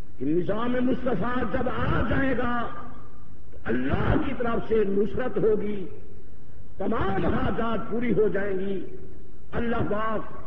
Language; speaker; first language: Urdu; non-native, local second language; Saraiki